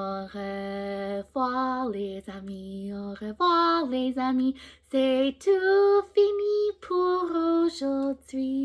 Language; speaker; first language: French; non-native, fluent; English